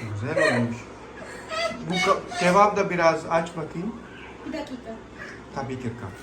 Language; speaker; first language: Turkish; non-native, learner; Urdu